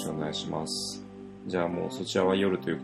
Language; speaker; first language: Japanese; native; Japanese